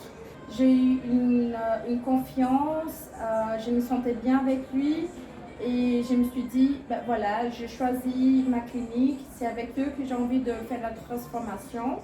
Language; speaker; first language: French; non-native, fluent; Portuguese